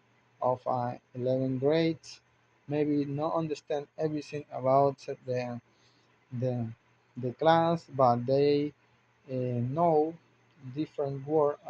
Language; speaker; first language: English; non-native, learner; Spanish